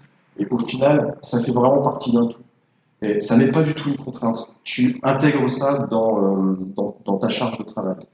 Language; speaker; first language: French; native; French